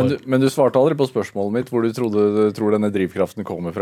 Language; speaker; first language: Norwegian; native; Norwegian